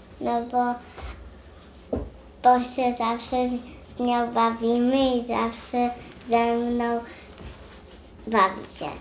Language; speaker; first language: Polish; early bilingual, heritage; Polish